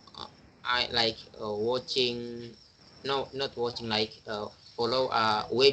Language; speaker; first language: English; non-native, learner; Indonesian